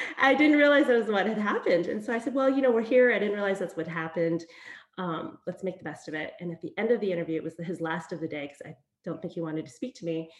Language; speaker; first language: English; early bilingual, other home language; Vietnamese